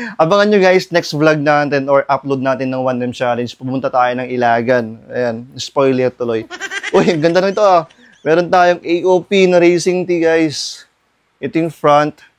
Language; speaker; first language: Filipino; non-native, local second language; Iloko